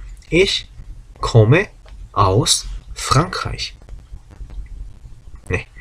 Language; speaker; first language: German; non-native, fluent; Korean